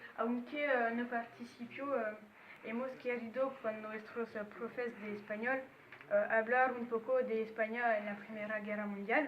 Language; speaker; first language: Spanish; non-native, learner; French